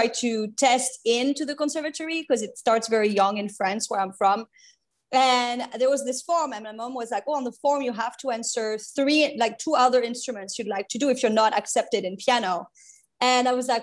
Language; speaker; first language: English; non-native, fluent; French